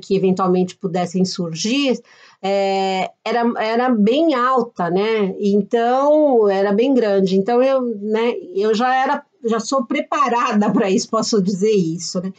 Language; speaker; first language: Portuguese; native; Portuguese